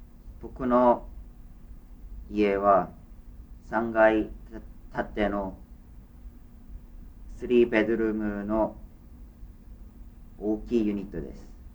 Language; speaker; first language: Japanese; non-native, learner; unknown